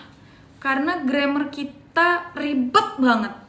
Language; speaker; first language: Indonesian; non-native, fluent; Turkish